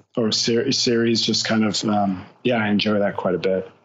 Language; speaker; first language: English; native; English